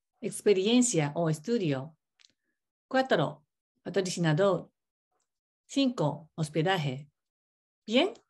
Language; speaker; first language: Spanish; non-native, learner; Japanese